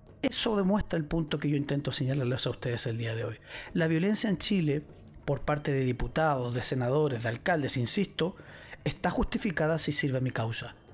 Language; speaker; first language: Spanish; native; Spanish